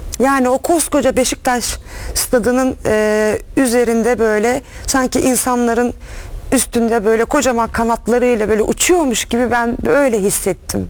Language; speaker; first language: Turkish; native; Turkish